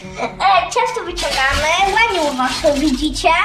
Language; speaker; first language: Polish; early bilingual, heritage; Polish